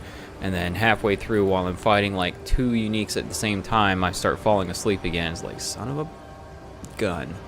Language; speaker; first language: English; native; English